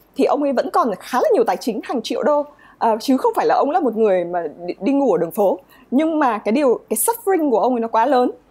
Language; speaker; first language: Vietnamese; native; Vietnamese